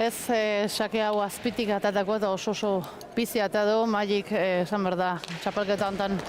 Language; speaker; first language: Basque; native; Basque